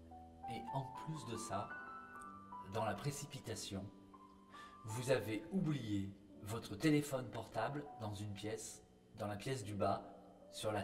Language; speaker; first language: French; native; French